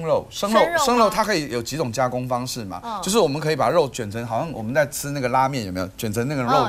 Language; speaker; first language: Chinese; native; Chinese